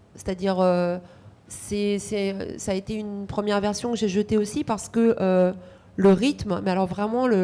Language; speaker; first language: French; non-native, fluent; Romanian